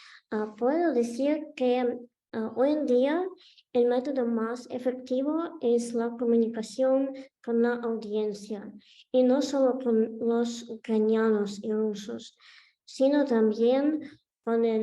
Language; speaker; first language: Spanish; non-native, fluent; Ukrainian